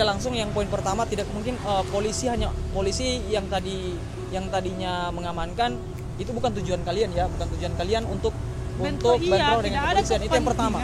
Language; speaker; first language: Indonesian; native; Indonesian